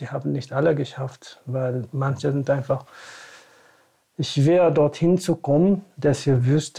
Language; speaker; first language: German; non-native, fluent; Tamasheq